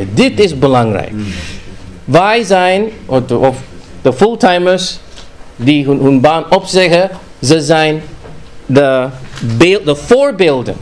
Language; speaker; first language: Dutch; non-native, fluent; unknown